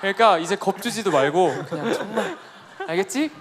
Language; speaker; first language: Korean; native; Korean